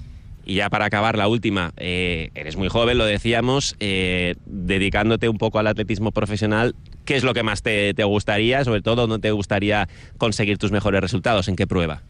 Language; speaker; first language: Spanish; native; Spanish